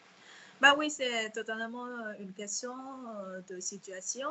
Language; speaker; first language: French; non-native, fluent; Vietnamese